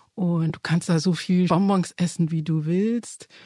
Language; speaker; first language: German; early bilingual, other home language; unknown